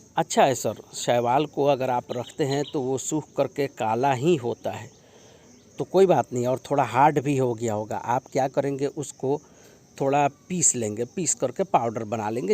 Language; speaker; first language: Hindi; native; Hindi